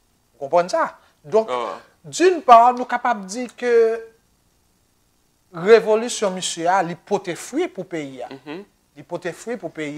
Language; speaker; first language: French; non-native, local second language; Haitian Creole